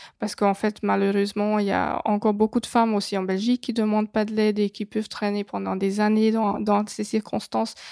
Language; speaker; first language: French; non-native, fluent; Hungarian